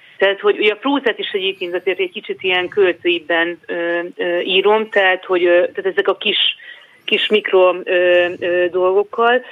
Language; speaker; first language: Hungarian; native; Hungarian